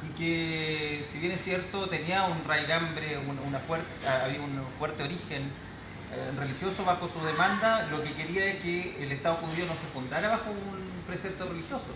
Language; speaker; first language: Spanish; native; Spanish